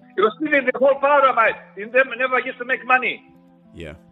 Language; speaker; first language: English; non-native, learner; Greek